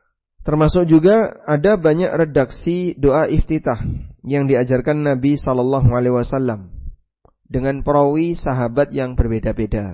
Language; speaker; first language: Indonesian; native; Indonesian